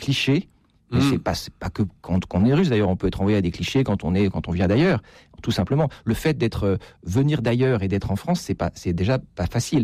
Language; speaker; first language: French; native; French